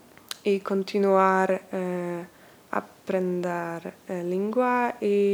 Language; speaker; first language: Portuguese; non-native, learner; Polish